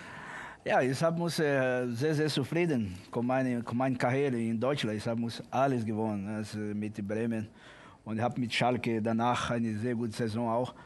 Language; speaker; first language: German; non-native, learner; Portuguese